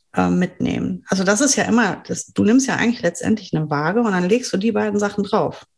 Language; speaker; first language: German; non-native, fluent; French